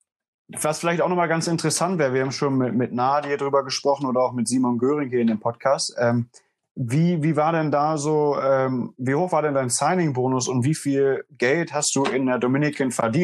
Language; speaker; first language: German; native; German